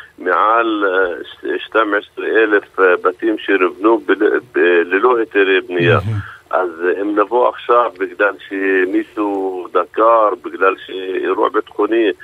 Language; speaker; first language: Hebrew; non-native, local second language; Arabic